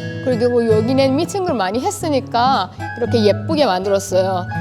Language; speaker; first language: Korean; non-native, fluent; Persian